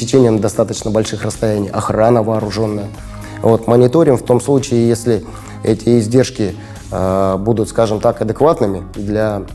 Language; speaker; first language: Russian; native; Russian